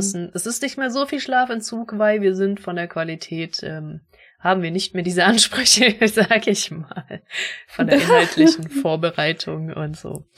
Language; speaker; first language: German; native; German